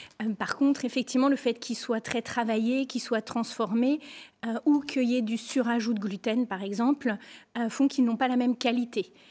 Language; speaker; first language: French; native; French